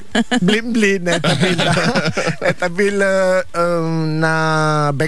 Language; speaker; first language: Russian; non-native, learner; Italian